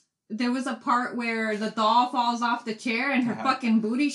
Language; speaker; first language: English; native; English